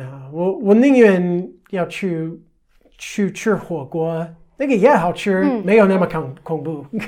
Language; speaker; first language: Chinese; non-native, fluent; English